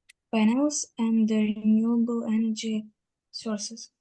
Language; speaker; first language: English; non-native, learner; Russian